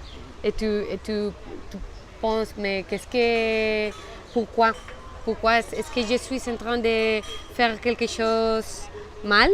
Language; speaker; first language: French; non-native, fluent; Spanish